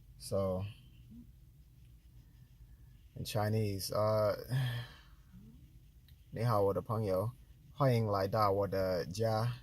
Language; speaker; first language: Chinese; non-native, learner; English